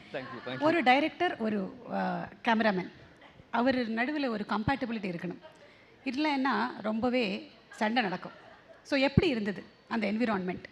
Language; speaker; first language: Tamil; non-native, fluent; Telugu